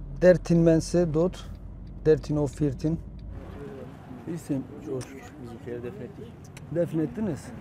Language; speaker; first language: Dutch; non-native, learner; Turkish